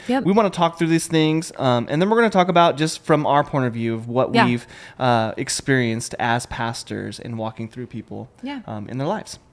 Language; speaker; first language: English; native; English